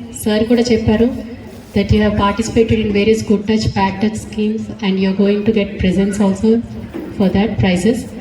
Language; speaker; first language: English; non-native, local second language; Telugu